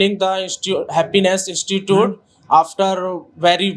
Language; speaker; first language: English; non-native, learner; Hindi